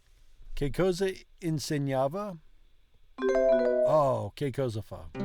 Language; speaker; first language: Italian; non-native, learner; English